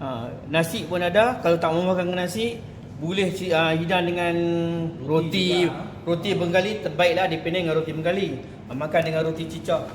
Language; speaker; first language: Malay; native; Malay